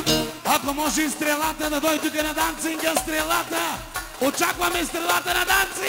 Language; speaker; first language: Bulgarian; non-native, local second language; Turkish